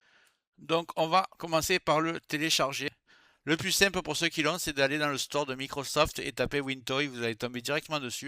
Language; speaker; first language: French; native; French